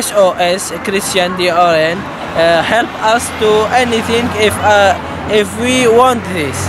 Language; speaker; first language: English; non-native, learner; Arabic